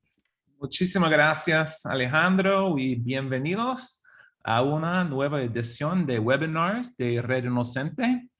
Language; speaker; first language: Spanish; non-native, fluent; English